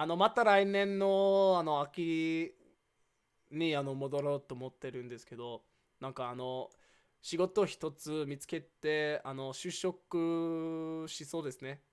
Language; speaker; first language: Japanese; non-native, learner; English